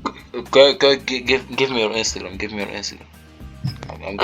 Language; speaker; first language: English; non-native, learner; Arabic